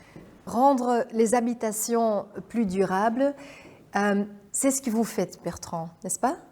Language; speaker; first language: French; non-native, local second language; Dutch